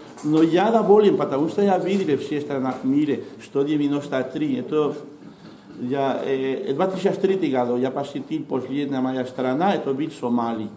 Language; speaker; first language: Russian; non-native, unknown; Spanish